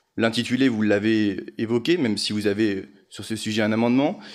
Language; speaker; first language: French; native; French